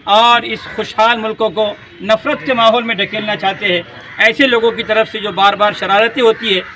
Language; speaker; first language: Urdu; native; Urdu